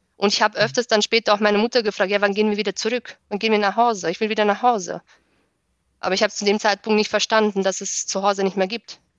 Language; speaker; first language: German; early bilingual, other home language; Bosnian